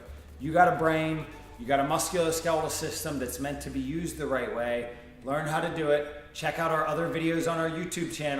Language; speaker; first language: English; native; English